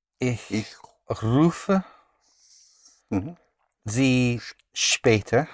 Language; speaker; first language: German; non-native, learner; English